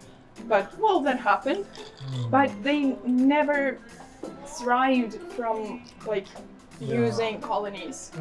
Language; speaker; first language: English; non-native, fluent; Ukrainian